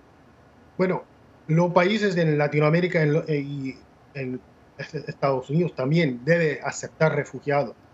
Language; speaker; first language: Spanish; non-native, fluent; English